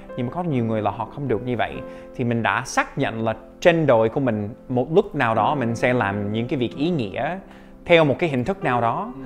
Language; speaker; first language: Vietnamese; non-native, fluent; English